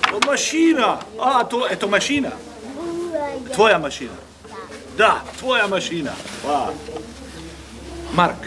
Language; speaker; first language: Russian; non-native, learner; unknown